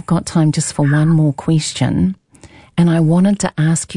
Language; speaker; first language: English; native; English